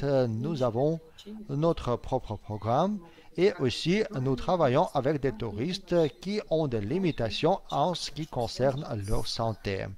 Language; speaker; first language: French; non-native, fluent; Russian